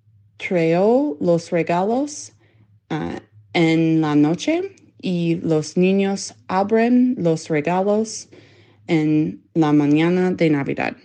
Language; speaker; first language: Spanish; non-native, learner; English